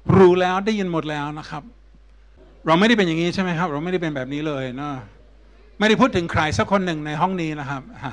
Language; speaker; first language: Thai; non-native, fluent; English